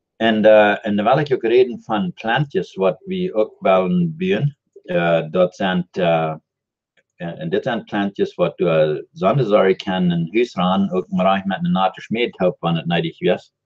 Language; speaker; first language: German; non-native, learner; Dutch